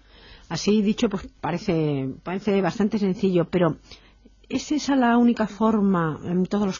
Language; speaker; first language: Spanish; native; Spanish